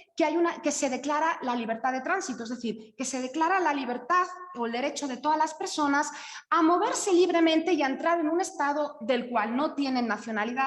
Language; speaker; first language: Spanish; native; Spanish